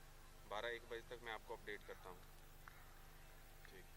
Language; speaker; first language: Hindi; native; Hindi